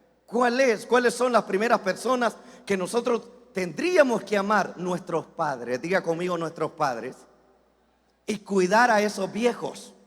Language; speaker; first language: Spanish; native; Spanish